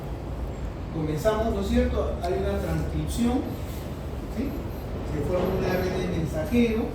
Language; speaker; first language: Spanish; native; Spanish